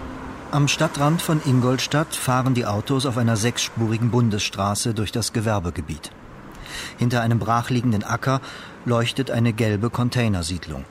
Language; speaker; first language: German; native; German